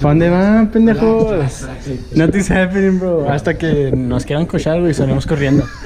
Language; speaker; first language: Spanish; early bilingual, other home language; English